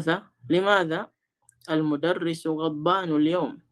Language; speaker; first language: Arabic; non-native, fluent; Filipino